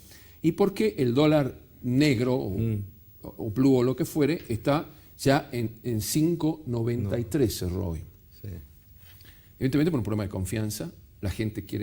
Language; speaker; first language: Spanish; native; Spanish